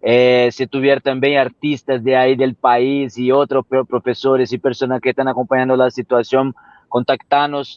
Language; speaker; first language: Spanish; non-native, fluent; Portuguese